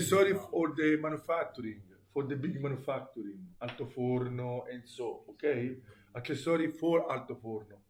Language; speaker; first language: English; non-native, learner; Italian